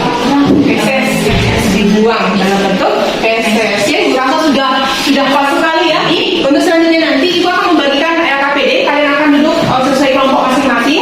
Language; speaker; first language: Indonesian; native; Indonesian